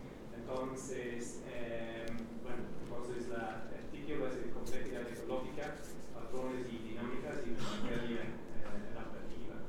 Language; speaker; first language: Spanish; non-native, fluent; English